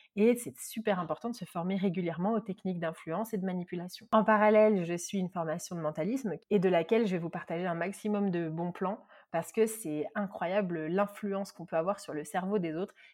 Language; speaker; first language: French; native; French